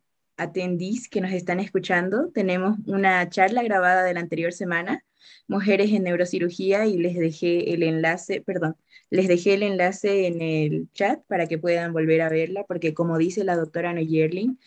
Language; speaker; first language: Spanish; native; Spanish